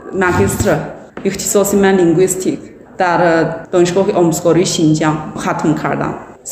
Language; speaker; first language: Tajik; non-native, learner; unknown